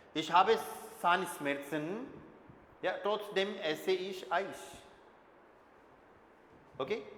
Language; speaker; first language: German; non-native, fluent; Hindi